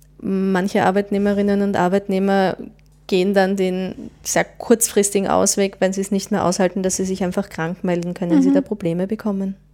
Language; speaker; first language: German; native; German